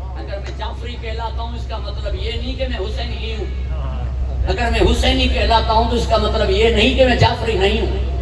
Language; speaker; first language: Urdu; non-native, local second language; Sindhi